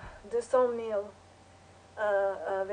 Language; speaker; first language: French; non-native, learner; English